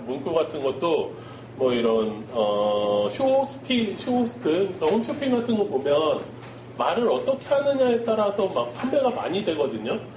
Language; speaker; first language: Korean; native; Korean